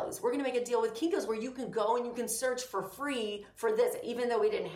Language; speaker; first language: English; early bilingual, other home language; Greek